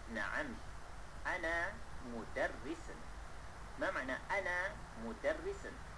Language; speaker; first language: Arabic; non-native, fluent; Malay